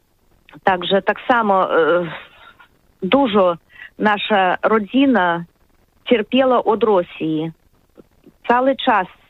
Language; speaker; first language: Polish; non-native, learner; Russian